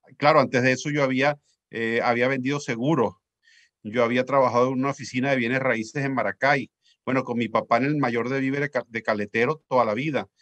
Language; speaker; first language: Spanish; native; Spanish